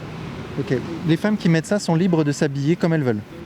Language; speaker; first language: French; native; French